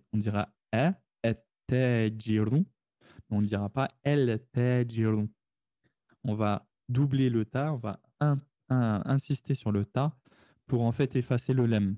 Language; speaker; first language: French; native; French